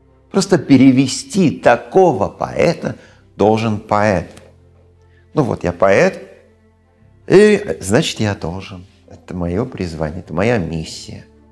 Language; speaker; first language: Russian; non-native, fluent; English